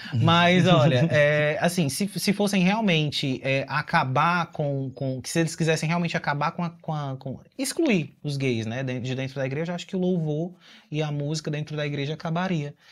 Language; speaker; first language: Portuguese; native; Portuguese